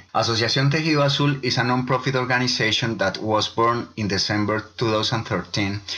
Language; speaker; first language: English; non-native, fluent; Spanish